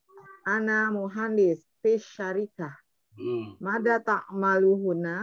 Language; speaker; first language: Arabic; non-native, learner; Indonesian